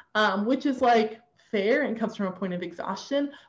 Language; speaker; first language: English; native; English